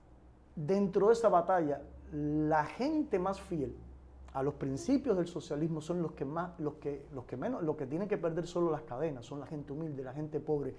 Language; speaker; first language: Spanish; native; Spanish